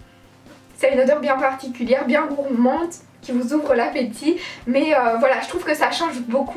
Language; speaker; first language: French; native; French